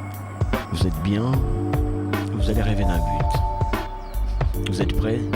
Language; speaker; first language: French; native; French